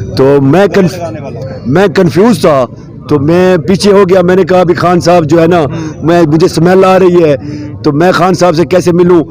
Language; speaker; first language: Urdu; non-native, local second language; Saraiki